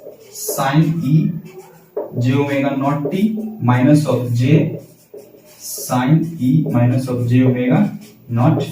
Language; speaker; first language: Hindi; native; Hindi